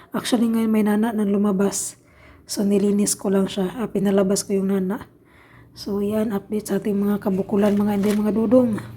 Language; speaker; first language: Filipino; non-native, local second language; Cebuano